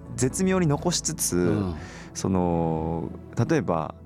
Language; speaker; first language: Japanese; early bilingual, other home language; Korean